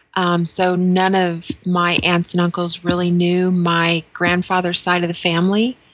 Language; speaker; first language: English; native; English